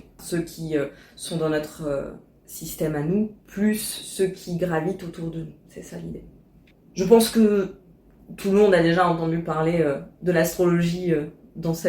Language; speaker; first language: French; native; French